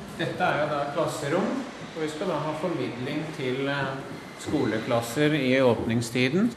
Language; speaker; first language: Norwegian; native; Norwegian